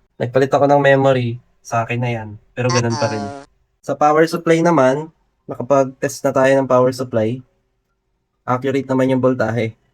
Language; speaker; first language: Filipino; native; Filipino